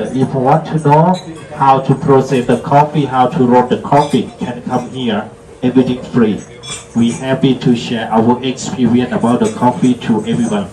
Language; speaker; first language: English; non-native, learner; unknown